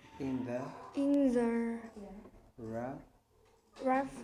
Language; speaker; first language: English; non-native, learner; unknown